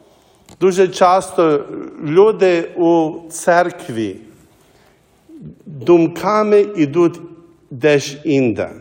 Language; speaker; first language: Ukrainian; early bilingual, heritage; Ukrainian